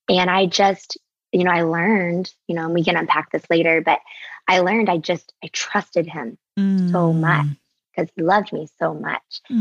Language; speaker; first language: English; native; English